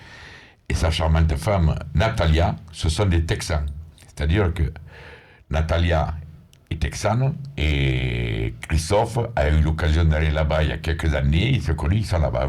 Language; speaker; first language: French; native; French